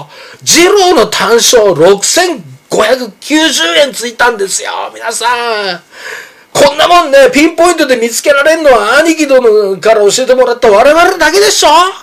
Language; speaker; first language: Japanese; native; Japanese